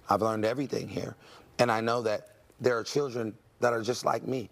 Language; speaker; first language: English; native; English